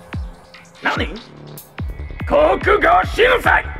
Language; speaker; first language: Japanese; non-native, learner; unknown